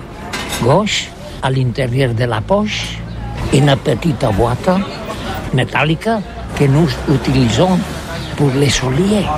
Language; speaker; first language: French; non-native, learner; Catalan